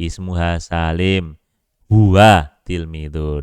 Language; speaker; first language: Arabic; non-native, fluent; Indonesian